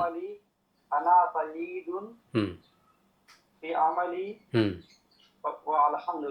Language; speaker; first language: Arabic; non-native, learner; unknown